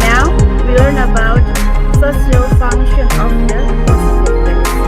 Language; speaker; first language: English; non-native, fluent; Indonesian